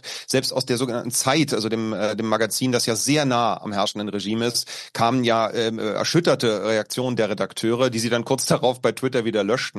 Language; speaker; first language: German; native; German